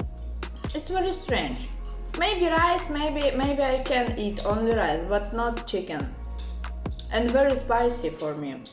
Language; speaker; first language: English; non-native, learner; Russian